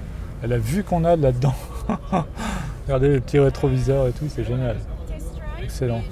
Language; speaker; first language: French; native; French